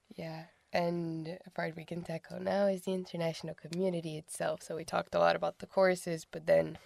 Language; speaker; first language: English; non-native, fluent; Portuguese